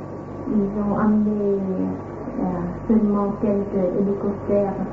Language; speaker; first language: French; non-native, fluent; Vietnamese